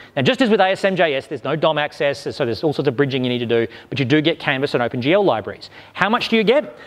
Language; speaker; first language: English; native; English